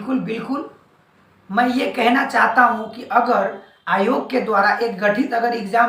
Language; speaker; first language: Hindi; native; Hindi